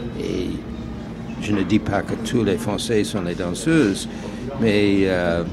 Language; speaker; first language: French; non-native, fluent; English